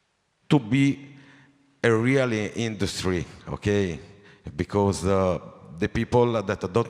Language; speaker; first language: English; non-native, learner; Italian